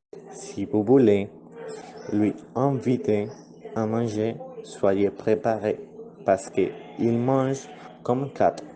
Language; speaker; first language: French; non-native, learner; Spanish